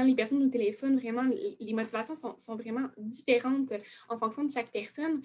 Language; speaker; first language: French; native; French